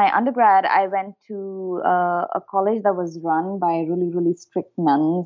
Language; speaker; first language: English; non-native, local second language; Hindi